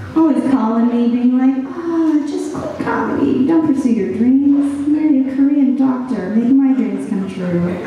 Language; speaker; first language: English; native; English